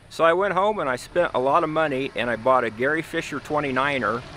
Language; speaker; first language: English; native; English